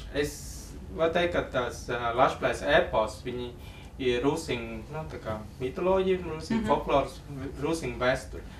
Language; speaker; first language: Latvian; non-native, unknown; Vietnamese